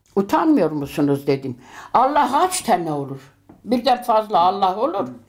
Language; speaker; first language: Turkish; early bilingual, heritage; Turkish